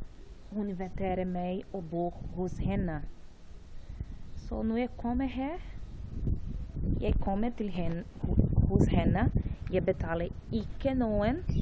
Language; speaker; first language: Norwegian; non-native, learner; Portuguese